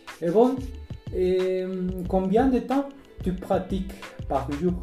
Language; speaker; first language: French; non-native, learner; Spanish